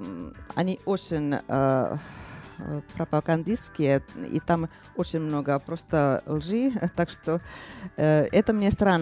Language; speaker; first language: Russian; non-native, fluent; Finnish